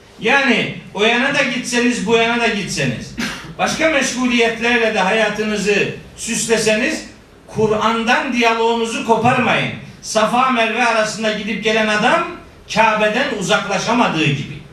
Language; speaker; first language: Turkish; native; Turkish